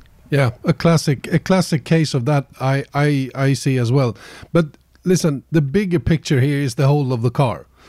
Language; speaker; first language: English; non-native, fluent; Swedish